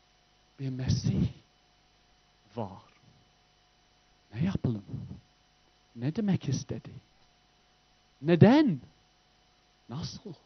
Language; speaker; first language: Turkish; non-native, fluent; English